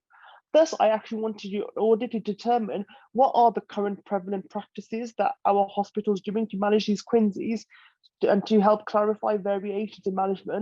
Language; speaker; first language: English; native; English